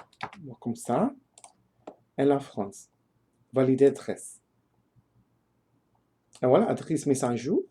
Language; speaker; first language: French; non-native, learner; English